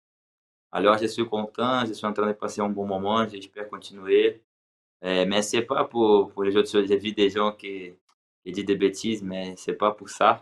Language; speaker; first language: French; non-native, learner; Portuguese